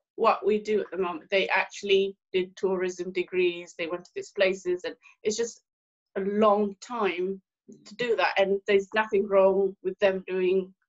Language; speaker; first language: English; non-native, local second language; Swahili